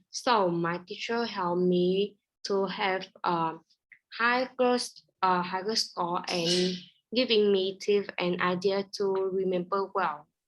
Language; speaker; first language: English; non-native, learner; Vietnamese